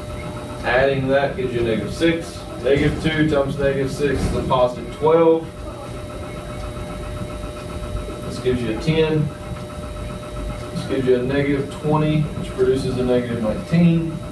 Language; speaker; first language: English; native; English